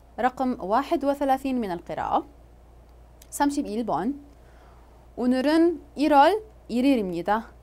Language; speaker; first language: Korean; non-native, fluent; Arabic